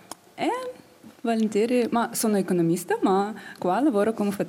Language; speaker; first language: Italian; non-native, learner; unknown